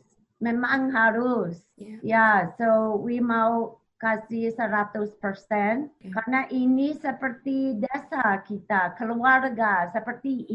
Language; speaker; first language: Indonesian; non-native, learner; English